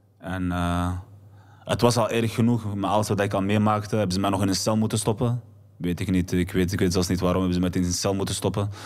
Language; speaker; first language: Dutch; early bilingual, other home language; Arabic